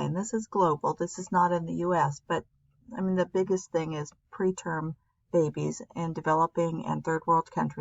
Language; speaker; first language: English; native; English